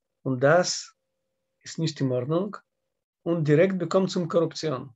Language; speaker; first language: German; non-native, learner; Russian